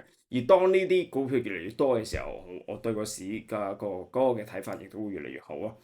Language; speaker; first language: Cantonese; native; Cantonese